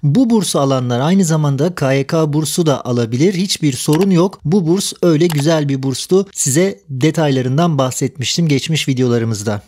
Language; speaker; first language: Turkish; native; Turkish